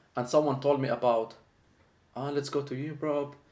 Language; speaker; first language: English; non-native, fluent; Arabic